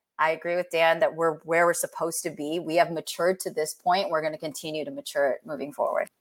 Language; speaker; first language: English; native; English